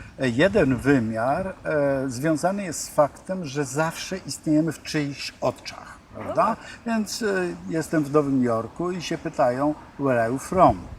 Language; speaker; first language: Polish; native; Polish